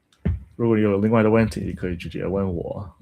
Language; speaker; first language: Chinese; non-native, learner; English